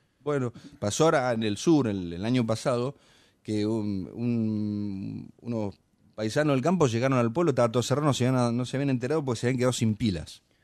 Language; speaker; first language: Spanish; native; Spanish